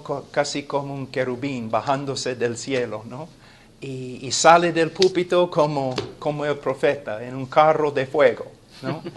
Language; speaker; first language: Spanish; non-native, fluent; English